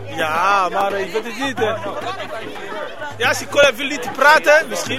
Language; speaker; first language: Dutch; non-native, learner; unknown